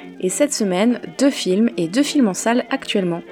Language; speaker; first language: French; native; French